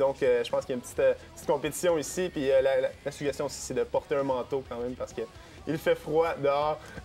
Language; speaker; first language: French; native; French